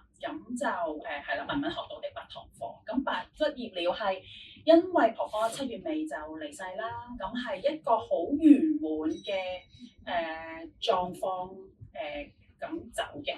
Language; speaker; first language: Cantonese; native; Cantonese